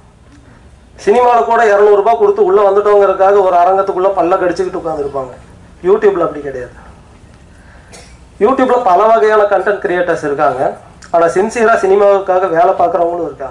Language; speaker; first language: Tamil; native; Tamil